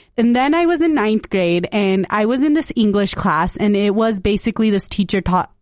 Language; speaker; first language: English; early bilingual, other home language; Punjabi